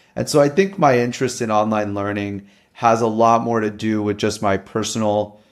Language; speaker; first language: English; native; English